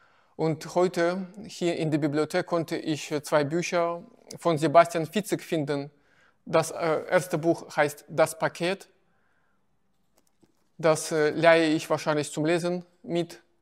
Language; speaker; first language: German; non-native, fluent; Russian